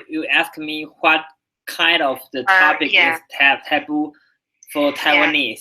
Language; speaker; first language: English; non-native, learner; Chinese